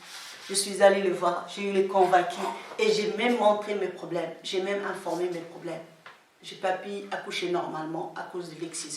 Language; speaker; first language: French; non-native, local second language; Somali